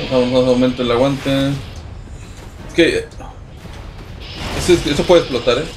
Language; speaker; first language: Spanish; native; Spanish